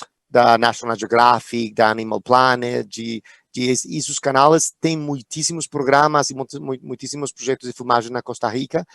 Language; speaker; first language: Portuguese; non-native, fluent; Spanish